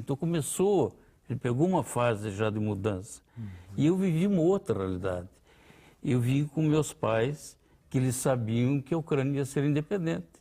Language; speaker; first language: Portuguese; early bilingual, other home language; Ukrainian